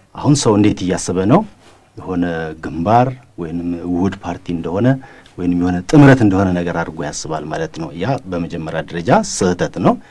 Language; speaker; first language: Amharic; non-native, local second language; Oromo